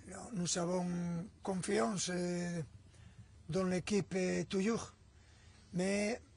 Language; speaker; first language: French; non-native, fluent; Spanish